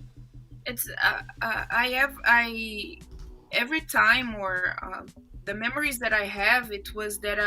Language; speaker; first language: English; non-native, fluent; Portuguese